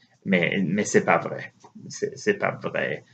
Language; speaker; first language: French; non-native, learner; English